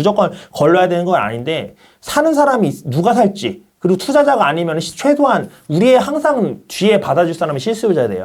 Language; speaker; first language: Korean; native; Korean